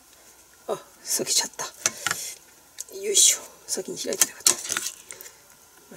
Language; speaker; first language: Japanese; native; Japanese